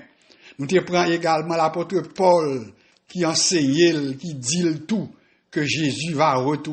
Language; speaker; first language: French; non-native, local second language; Haitian Creole